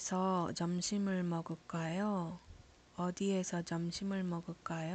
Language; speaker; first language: Korean; non-native, learner; Iloko